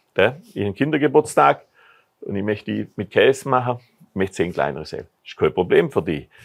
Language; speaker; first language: German; native; German